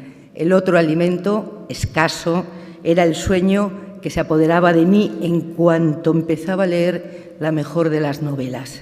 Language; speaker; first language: Spanish; native; Spanish